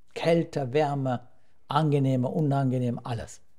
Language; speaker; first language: German; non-native, fluent; Sinhala